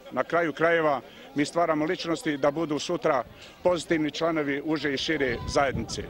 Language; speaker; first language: Bosnian; native; Bosnian